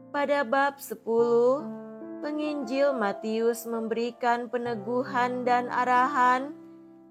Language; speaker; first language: Indonesian; native; Indonesian